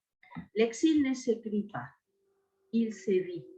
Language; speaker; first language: French; non-native, fluent; Spanish